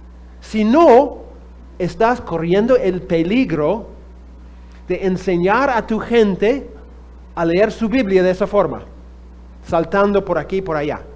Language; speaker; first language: Spanish; non-native, fluent; English